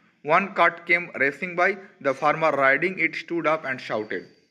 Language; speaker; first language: English; non-native, local second language; Bangla